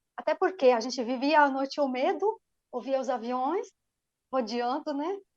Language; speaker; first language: Portuguese; non-native, fluent; Arabic